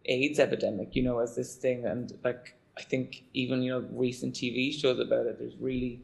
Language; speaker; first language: English; native; English